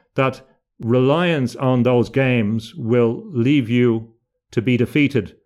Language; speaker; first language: English; native; English